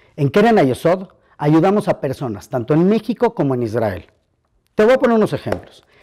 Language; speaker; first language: Spanish; native; Spanish